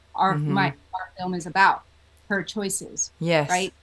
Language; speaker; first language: English; native; English